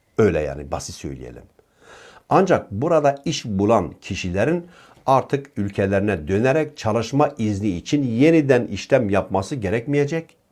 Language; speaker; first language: Turkish; native; Turkish